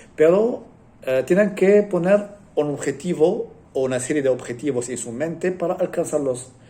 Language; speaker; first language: Spanish; non-native, fluent; Arabic